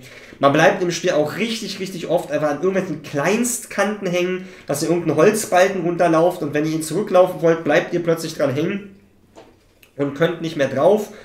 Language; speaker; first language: German; native; German